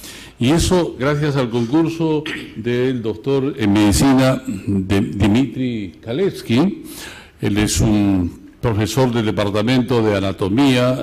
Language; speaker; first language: Spanish; native; Spanish